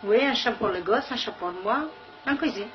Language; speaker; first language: French; non-native, learner; Kabyle